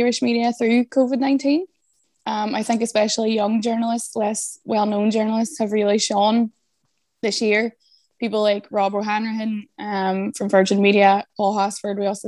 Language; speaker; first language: English; native; English